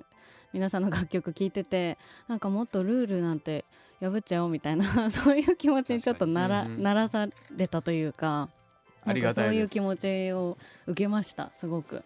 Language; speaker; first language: Japanese; native; Japanese